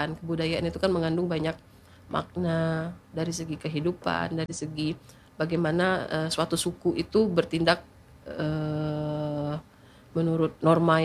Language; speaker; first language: Indonesian; native; Indonesian